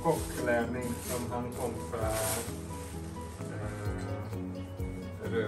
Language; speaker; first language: Norwegian; non-native, fluent; Hungarian